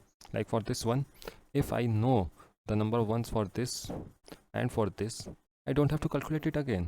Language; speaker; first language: English; non-native, local second language; Hindi